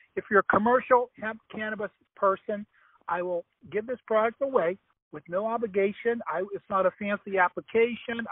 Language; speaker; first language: English; native; English